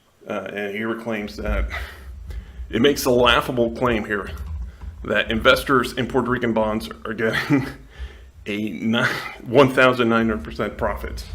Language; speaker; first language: English; non-native, local second language; Spanish